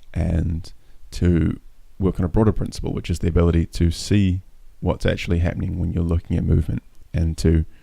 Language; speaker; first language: English; native; English